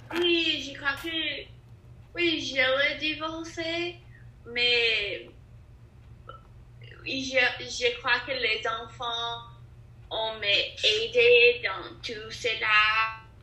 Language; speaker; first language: French; non-native, learner; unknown